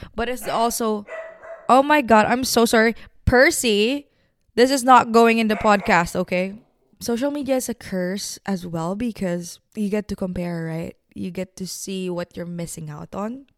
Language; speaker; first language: English; non-native, local second language; Filipino